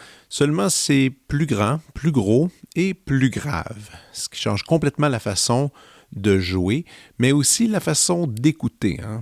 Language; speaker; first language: French; native; French